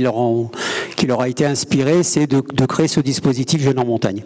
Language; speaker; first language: French; native; French